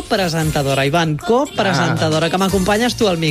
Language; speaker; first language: Catalan; native; Catalan